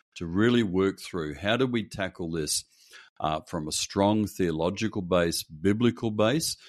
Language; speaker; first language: English; native; English